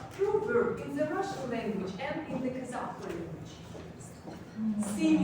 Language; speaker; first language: English; non-native, fluent; Russian